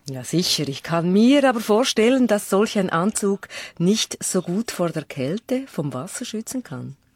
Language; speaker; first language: German; native; German